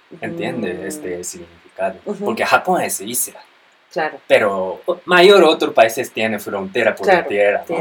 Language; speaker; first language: Spanish; non-native, learner; Japanese